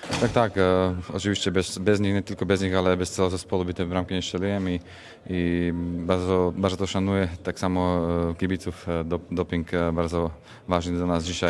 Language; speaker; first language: Polish; non-native, fluent; Slovak